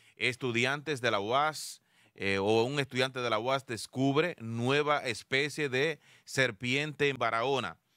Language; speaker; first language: Spanish; native; Spanish